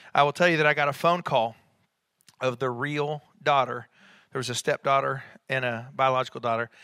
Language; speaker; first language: English; native; English